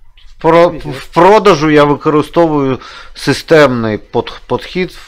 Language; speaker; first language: Ukrainian; native; Ukrainian